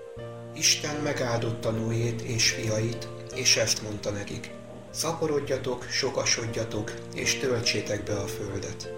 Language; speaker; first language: Hungarian; native; Hungarian